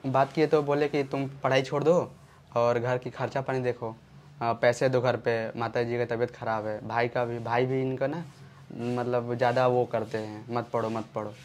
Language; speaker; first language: Hindi; native; Hindi